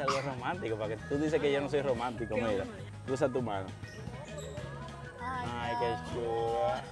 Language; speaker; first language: Spanish; native; Spanish